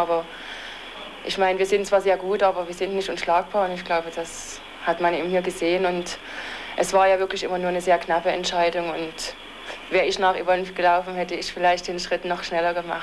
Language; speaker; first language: German; native; German